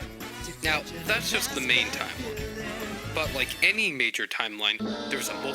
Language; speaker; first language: English; native; English